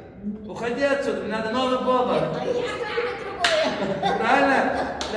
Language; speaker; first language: Russian; non-native, fluent; English